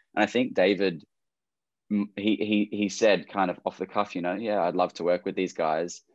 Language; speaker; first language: English; native; English